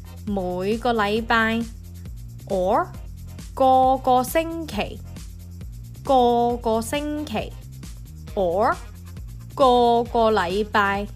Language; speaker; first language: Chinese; early bilingual, heritage; Cantonese